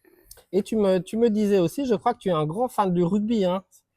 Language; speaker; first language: French; native; French